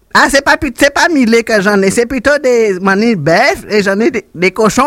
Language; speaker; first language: French; non-native, local second language; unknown